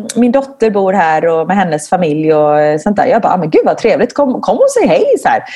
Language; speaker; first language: Swedish; native; Swedish